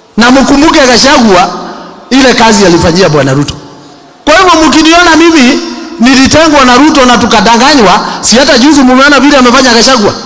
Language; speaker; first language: Swahili; non-native, local second language; Kikuyu